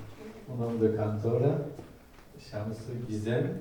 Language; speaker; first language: Portuguese; non-native, learner; Turkish